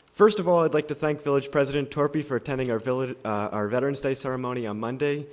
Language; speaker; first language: English; native; English